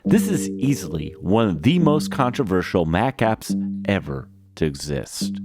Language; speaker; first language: English; native; English